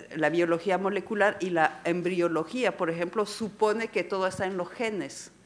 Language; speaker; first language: Spanish; non-native, fluent; French